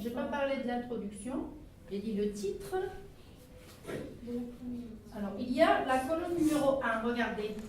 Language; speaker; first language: French; non-native, local second language; Arabic